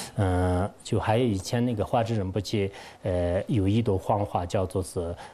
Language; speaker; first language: Chinese; non-native, local second language; Tibetan